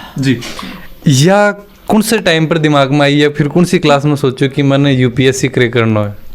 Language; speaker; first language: Hindi; native; Hindi